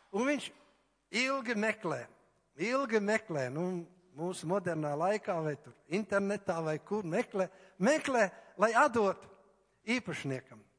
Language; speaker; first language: Latvian; native; Latvian